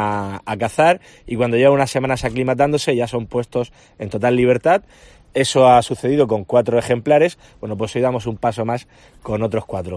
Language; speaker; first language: Spanish; native; Spanish